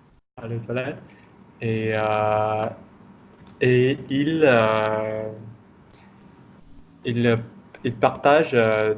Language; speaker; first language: French; non-native, fluent; Vietnamese